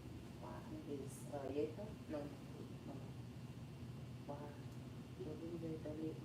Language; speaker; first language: Spanish; non-native, learner; English